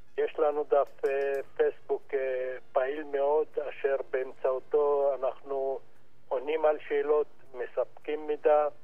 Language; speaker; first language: Hebrew; non-native, local second language; Arabic